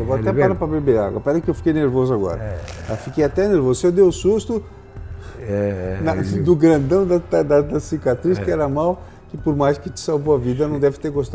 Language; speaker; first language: Portuguese; native; Portuguese